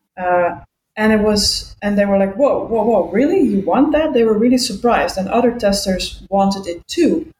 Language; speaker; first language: English; non-native, fluent; Dutch